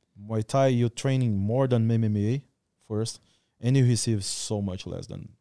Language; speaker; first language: English; non-native, learner; Portuguese